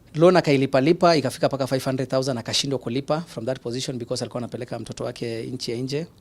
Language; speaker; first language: Swahili; non-native, local second language; Somali